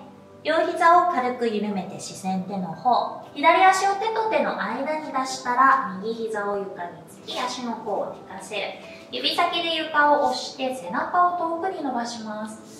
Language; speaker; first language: Japanese; native; Japanese